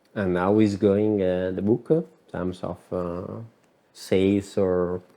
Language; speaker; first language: English; non-native, learner; Italian